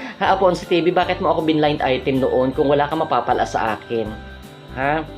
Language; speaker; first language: Filipino; non-native, local second language; Hiligaynon